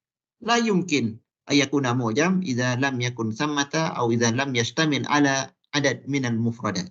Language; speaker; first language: Arabic; non-native, fluent; Malay